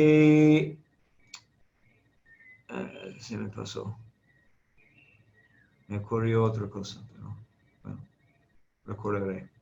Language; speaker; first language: Spanish; non-native, fluent; English